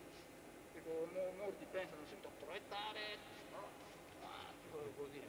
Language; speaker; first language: Italian; non-native, learner; Japanese